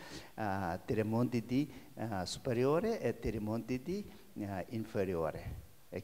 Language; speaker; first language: Italian; non-native, learner; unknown